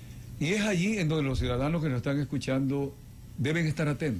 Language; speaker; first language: Spanish; native; Spanish